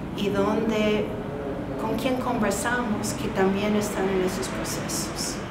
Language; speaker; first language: Spanish; non-native, fluent; English